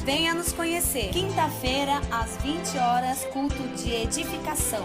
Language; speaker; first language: Portuguese; native; Portuguese